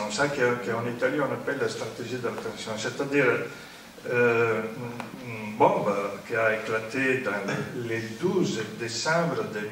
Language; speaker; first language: French; non-native, fluent; Italian